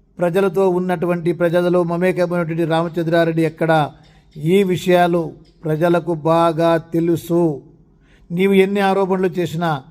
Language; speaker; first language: Telugu; native; Telugu